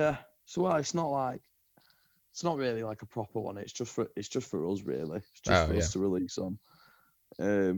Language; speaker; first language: English; native; English